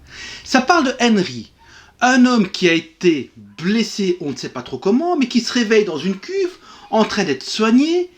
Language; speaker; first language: French; native; French